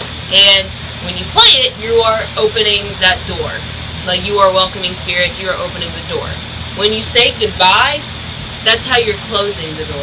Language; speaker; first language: English; native; English